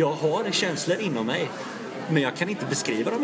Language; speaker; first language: Swedish; native; Swedish